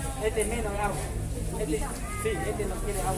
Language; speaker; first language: Spanish; non-native, learner; Hmong